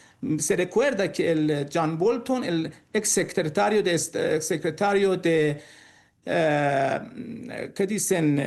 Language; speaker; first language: Spanish; non-native, learner; Persian